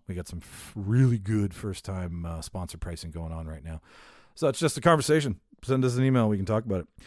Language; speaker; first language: English; native; English